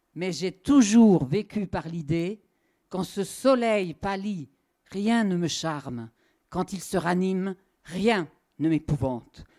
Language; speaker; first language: French; native; French